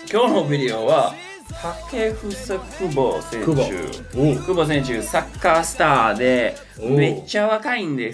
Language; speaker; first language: Japanese; non-native, fluent; English